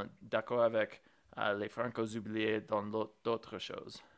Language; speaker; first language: French; non-native, fluent; English